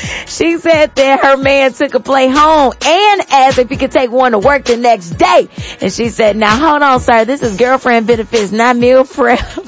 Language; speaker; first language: English; native; English